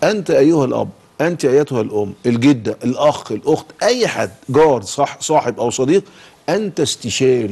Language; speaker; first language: Arabic; native; Arabic